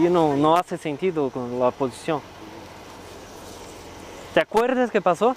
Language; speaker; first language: Spanish; non-native, learner; Portuguese